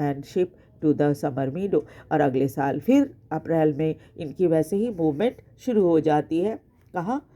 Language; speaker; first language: Hindi; native; Hindi